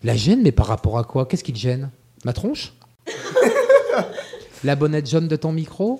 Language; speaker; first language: French; native; French